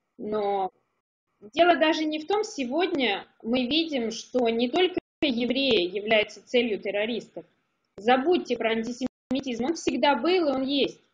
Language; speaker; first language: Russian; native; Russian